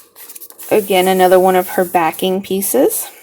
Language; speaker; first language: English; native; English